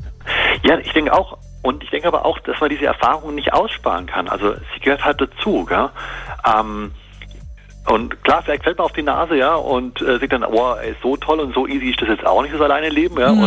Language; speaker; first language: German; native; German